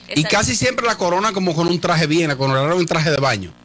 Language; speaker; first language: Spanish; native; Spanish